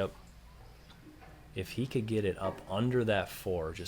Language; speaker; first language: English; native; English